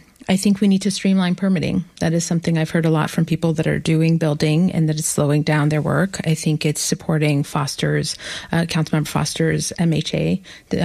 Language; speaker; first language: English; native; English